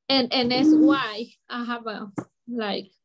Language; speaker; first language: English; non-native, learner; Spanish